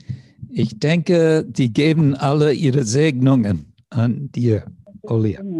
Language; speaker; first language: German; non-native, fluent; English